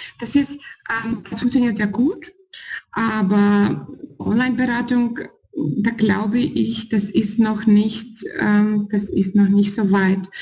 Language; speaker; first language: German; non-native, fluent; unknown